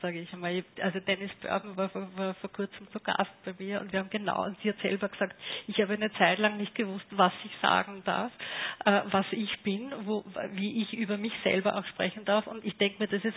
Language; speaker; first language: German; native; German